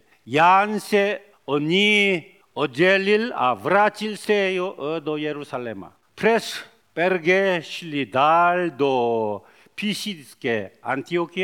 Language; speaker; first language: Czech; non-native, learner; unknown